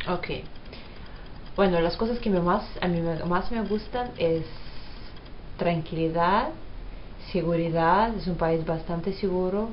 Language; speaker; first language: Spanish; non-native, fluent; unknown